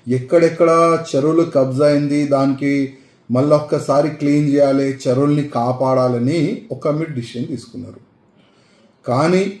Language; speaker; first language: Telugu; non-native, local second language; Hindi